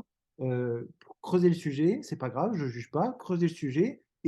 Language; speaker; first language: French; native; French